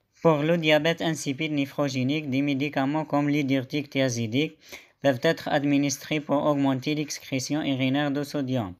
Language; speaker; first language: French; non-native, local second language; Arabic